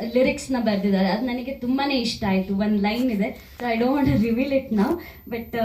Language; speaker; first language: Kannada; native; Kannada